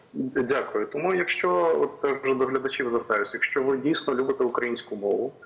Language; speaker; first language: Ukrainian; non-native, local second language; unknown